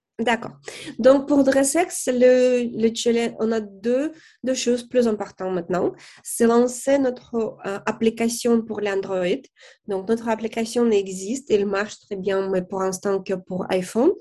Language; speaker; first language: French; non-native, fluent; Russian